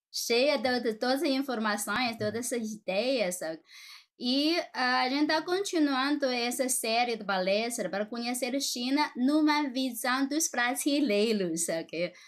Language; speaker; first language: Portuguese; non-native, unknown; Chinese